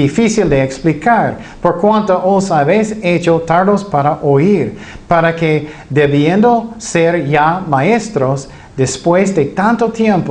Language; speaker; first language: Spanish; non-native, fluent; English